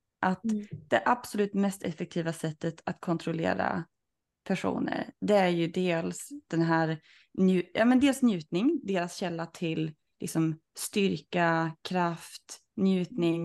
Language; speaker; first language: Swedish; native; Swedish